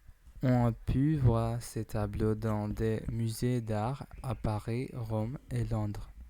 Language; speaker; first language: French; non-native, learner; English